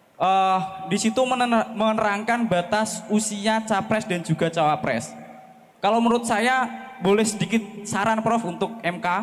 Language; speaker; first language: Indonesian; native; Indonesian